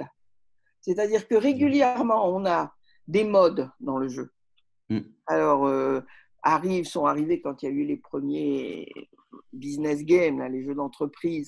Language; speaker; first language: French; native; French